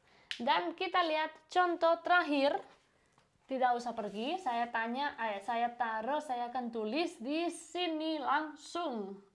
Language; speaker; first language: Indonesian; non-native, fluent; Spanish